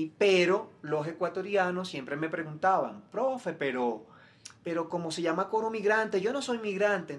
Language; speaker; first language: Spanish; native; Spanish